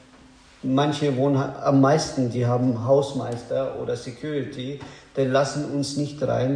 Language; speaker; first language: German; non-native, learner; Azerbaijani